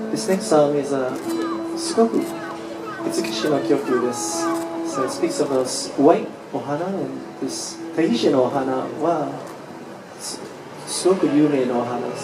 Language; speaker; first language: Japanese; non-native, learner; English